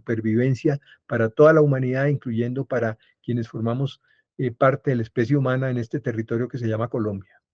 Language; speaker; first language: Spanish; native; Spanish